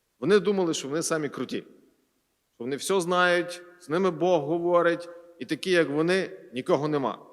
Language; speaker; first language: Ukrainian; native; Ukrainian